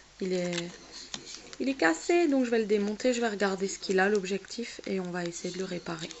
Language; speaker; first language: French; native; French